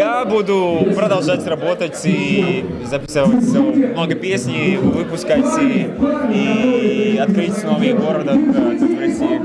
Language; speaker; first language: Russian; non-native, fluent; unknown